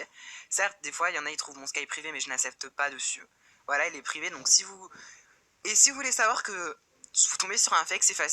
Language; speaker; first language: French; native; French